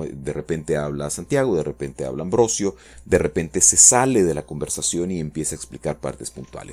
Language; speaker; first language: Spanish; native; Spanish